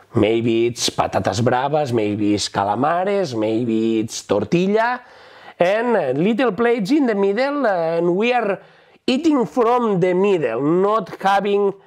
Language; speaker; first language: English; non-native, fluent; Spanish